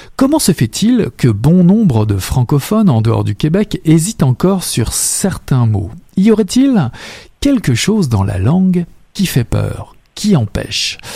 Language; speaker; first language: French; native; French